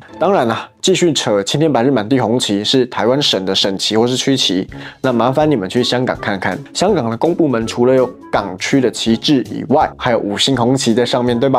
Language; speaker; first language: Chinese; native; Chinese